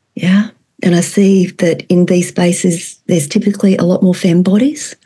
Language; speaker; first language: English; native; English